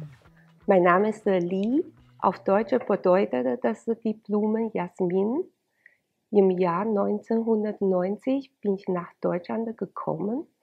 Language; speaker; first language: German; non-native, fluent; Chinese